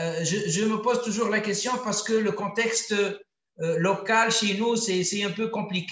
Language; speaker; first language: French; non-native, local second language; Arabic